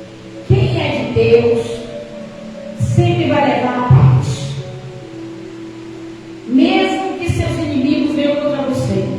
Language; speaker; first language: Portuguese; native; Portuguese